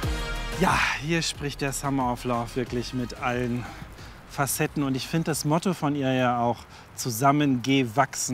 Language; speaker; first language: German; native; German